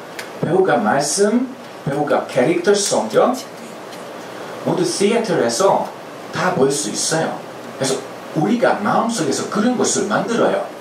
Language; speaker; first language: Korean; non-native, fluent; Hungarian